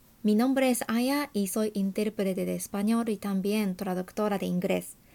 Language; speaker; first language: Spanish; non-native, fluent; Japanese